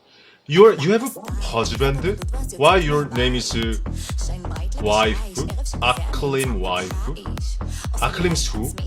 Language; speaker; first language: English; non-native, learner; Korean